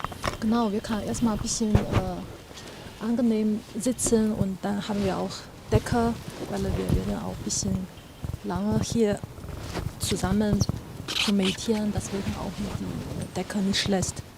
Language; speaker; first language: German; non-native, fluent; Chinese